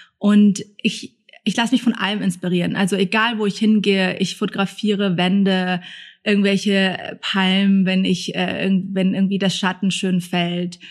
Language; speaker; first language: German; early bilingual, other home language; Thai